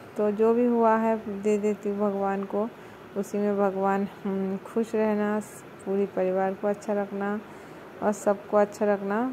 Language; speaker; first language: Hindi; non-native, local second language; Bangla